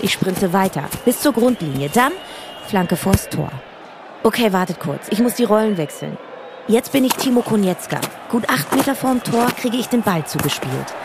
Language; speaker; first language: German; native; German